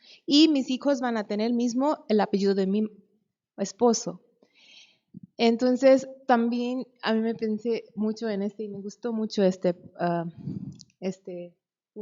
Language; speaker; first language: Spanish; non-native, fluent; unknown